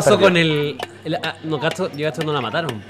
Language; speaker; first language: Spanish; native; Spanish